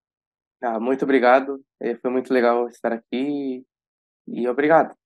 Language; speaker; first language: Portuguese; early bilingual, other home language; Spanish